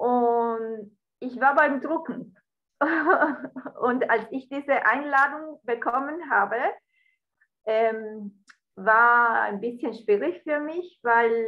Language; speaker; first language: German; non-native, fluent; Spanish